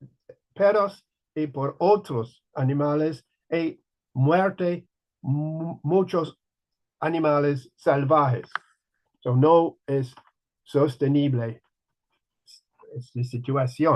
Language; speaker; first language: Spanish; non-native, learner; English